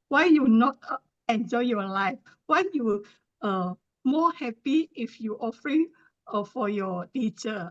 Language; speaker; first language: English; non-native, learner; Thai